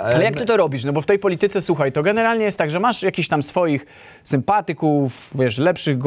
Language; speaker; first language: Polish; native; Polish